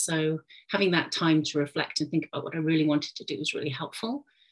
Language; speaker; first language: English; native; English